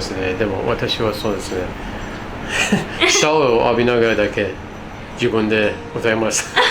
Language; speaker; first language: Japanese; non-native, learner; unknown